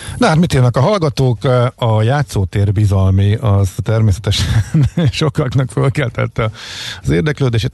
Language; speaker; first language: Hungarian; native; Hungarian